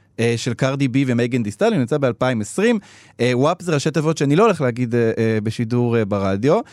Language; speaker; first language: Hebrew; native; Hebrew